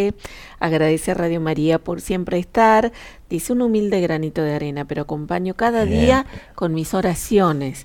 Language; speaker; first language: Spanish; native; Spanish